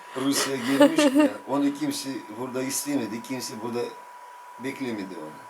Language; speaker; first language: Turkish; non-native, learner; Ukrainian